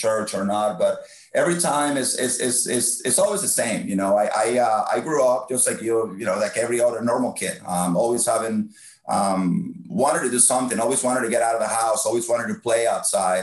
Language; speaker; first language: English; non-native, fluent; Spanish